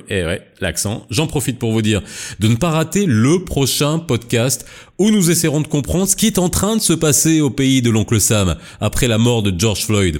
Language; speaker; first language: French; non-native, local second language; Arabic